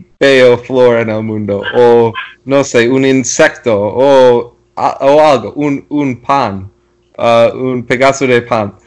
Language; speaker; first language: Spanish; non-native, learner; English